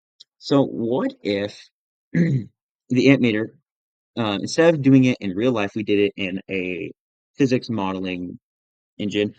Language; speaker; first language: English; native; English